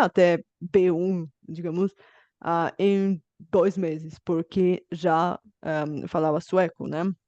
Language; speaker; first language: Portuguese; non-native, fluent; Bulgarian